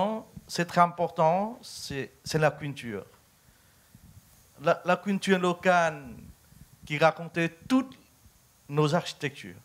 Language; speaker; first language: French; non-native, fluent; Vietnamese